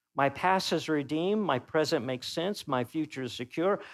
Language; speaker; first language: English; native; English